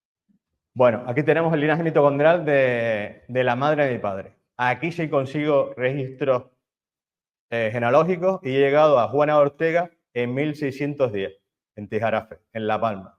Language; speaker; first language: Spanish; native; Spanish